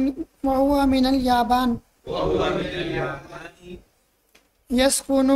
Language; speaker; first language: Arabic; non-native, learner; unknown